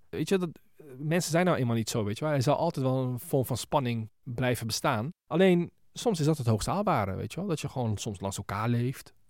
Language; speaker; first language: Dutch; early bilingual, other home language; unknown